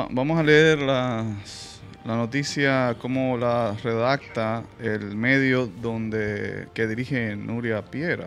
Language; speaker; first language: Spanish; native; Spanish